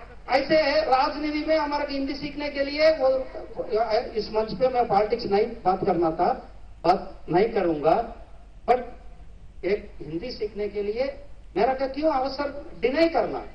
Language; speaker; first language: Hindi; non-native, local second language; Tamil